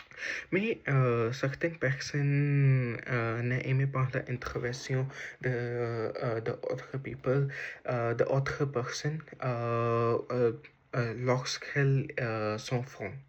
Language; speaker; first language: French; non-native, learner; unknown